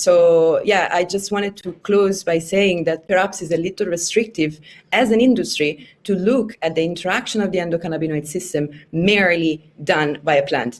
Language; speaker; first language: English; non-native, fluent; Italian